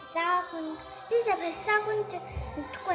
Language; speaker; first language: Mongolian; early bilingual, heritage; Mongolian